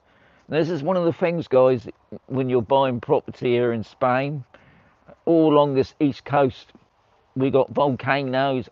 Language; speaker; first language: English; native; English